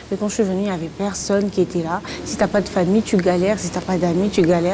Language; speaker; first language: French; non-native, local second language; Comorian